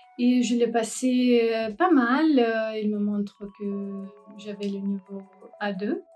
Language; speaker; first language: French; non-native, learner; Russian